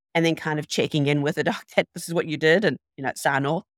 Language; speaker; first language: English; native; English